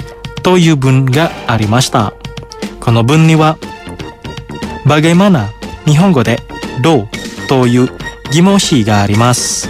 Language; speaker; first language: Japanese; non-native, fluent; Indonesian